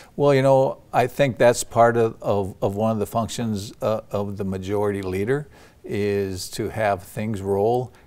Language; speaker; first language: English; native; English